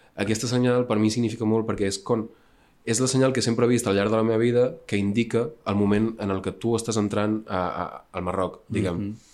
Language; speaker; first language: Catalan; early bilingual, other home language; Arabic